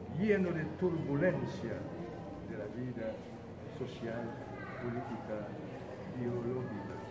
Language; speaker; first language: Spanish; non-native, fluent; Haitian Creole